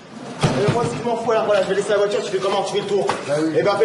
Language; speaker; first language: French; native; French